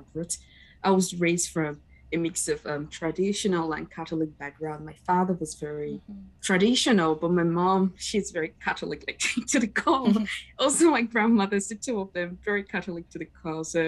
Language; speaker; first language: English; non-native, local second language; Igbo